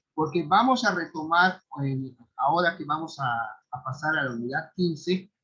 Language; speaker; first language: Spanish; native; Spanish